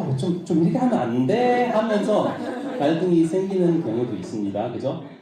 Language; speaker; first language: Korean; non-native, fluent; English